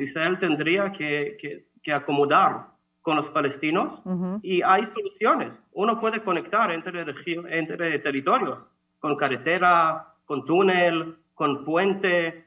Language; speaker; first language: Spanish; non-native, fluent; Hebrew